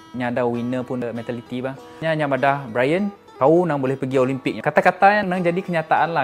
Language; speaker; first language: Malay; native; Malay